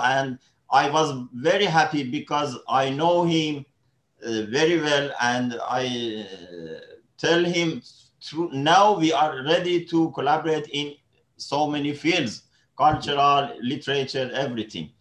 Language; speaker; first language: English; non-native, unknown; Persian